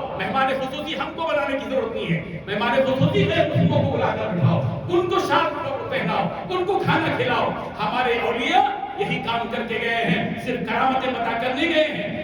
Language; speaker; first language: Urdu; native; Urdu